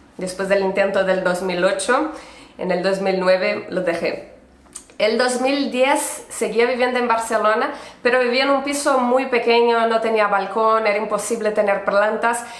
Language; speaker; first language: Spanish; non-native, fluent; Portuguese